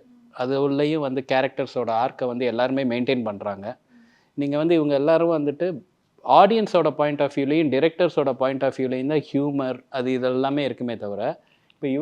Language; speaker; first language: Tamil; native; Tamil